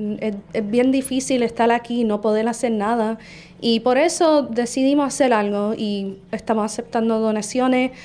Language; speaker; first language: Spanish; early bilingual, heritage; Spanish